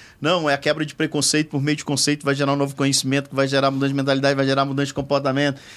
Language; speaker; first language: Portuguese; native; Portuguese